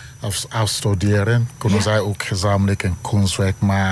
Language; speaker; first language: Dutch; non-native, learner; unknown